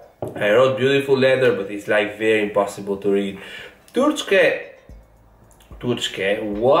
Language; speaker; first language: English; non-native, fluent; Italian